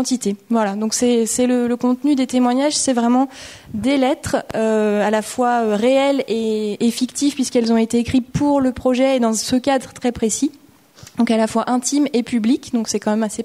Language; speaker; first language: French; native; French